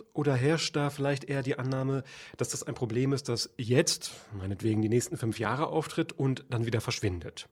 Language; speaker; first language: German; native; German